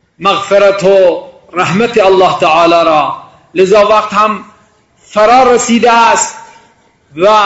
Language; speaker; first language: Persian; non-native, local second language; Baluchi